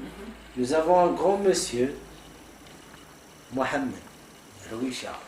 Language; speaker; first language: French; non-native, local second language; Arabic